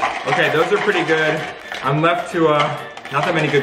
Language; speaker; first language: English; native; English